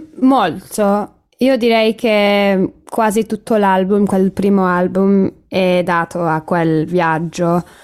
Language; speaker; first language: Italian; early bilingual, heritage; Italian